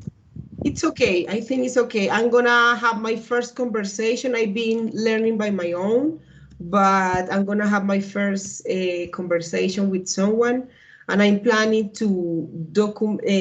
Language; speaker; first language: English; non-native, learner; Spanish